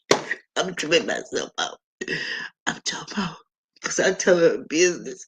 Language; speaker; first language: English; native; English